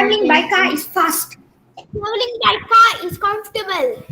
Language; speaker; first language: English; non-native, local second language; Tamil